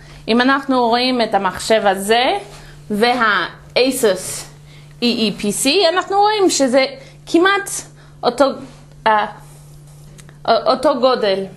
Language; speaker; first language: Hebrew; non-native, fluent; English